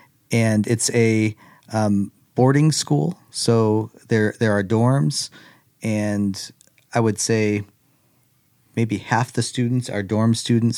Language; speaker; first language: English; early bilingual, other home language; German